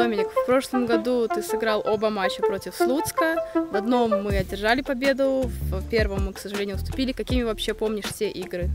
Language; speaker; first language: Russian; native; Russian